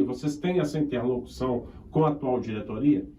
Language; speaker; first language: Portuguese; native; Portuguese